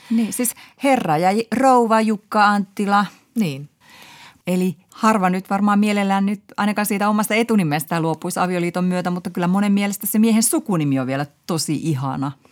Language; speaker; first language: Finnish; native; Finnish